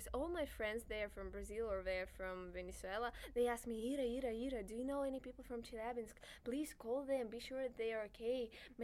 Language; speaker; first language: English; non-native, learner; Russian